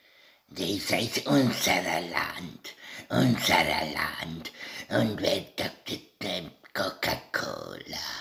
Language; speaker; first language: German; non-native, learner; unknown